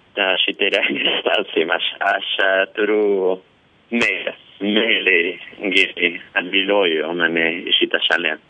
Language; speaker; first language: Lithuanian; non-native, learner; Spanish